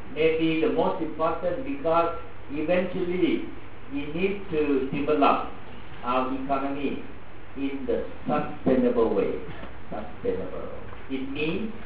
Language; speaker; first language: English; non-native, fluent; Thai